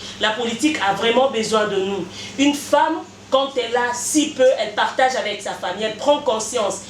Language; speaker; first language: French; non-native, local second language; Lingala